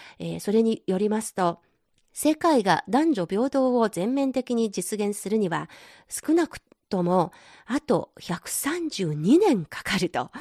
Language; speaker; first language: Japanese; non-native, fluent; Chinese